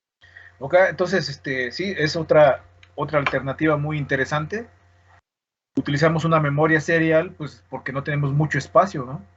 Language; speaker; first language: Spanish; native; Spanish